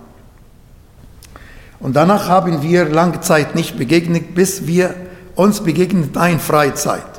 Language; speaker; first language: German; non-native, fluent; Arabic